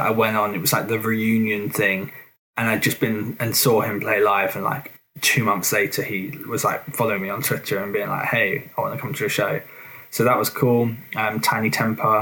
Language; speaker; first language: English; native; English